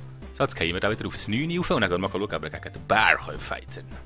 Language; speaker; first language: German; native; German